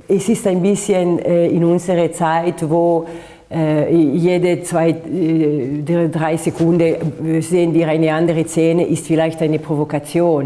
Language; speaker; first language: German; non-native, fluent; Italian